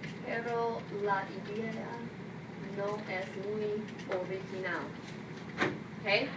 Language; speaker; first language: Spanish; non-native, fluent; English